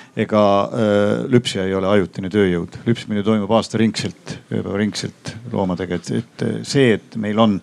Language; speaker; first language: Estonian; native; Estonian